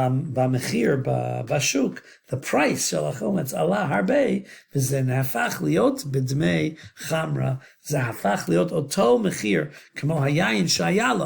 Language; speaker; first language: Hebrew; non-native, fluent; English